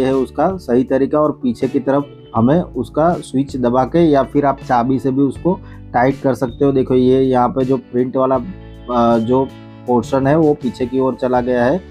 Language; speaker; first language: Hindi; native; Hindi